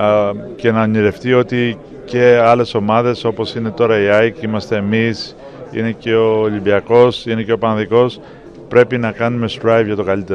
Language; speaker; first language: Greek; early bilingual, heritage; English